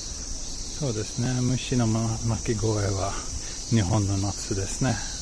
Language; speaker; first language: Japanese; non-native, learner; English